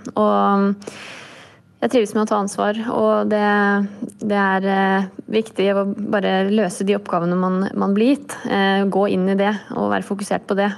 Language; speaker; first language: Norwegian; native; Norwegian